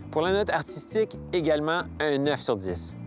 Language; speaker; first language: French; native; French